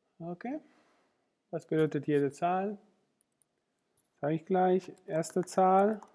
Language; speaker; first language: German; non-native, fluent; Spanish